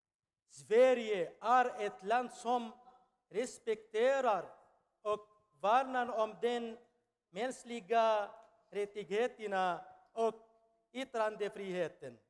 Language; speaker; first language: Swedish; non-native, learner; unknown